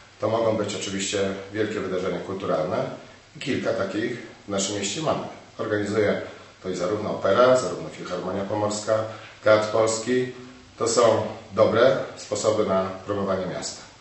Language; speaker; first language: Polish; native; Polish